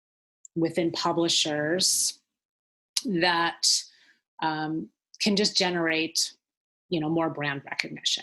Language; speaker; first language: English; native; English